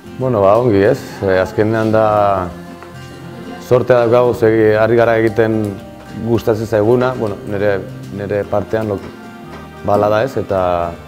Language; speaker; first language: Basque; native; Basque